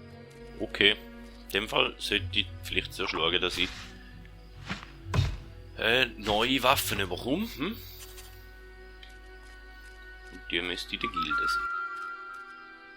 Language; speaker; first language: German; native; German